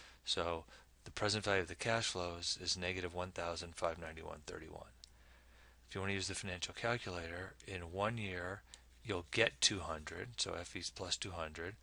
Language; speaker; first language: English; native; English